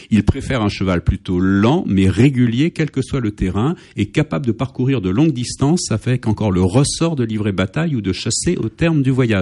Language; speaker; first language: French; native; French